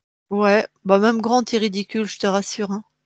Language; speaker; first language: French; native; French